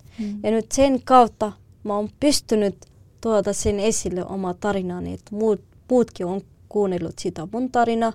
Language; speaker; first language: Finnish; non-native, fluent; Kurdish